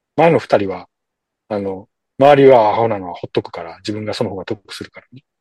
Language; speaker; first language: Japanese; native; Japanese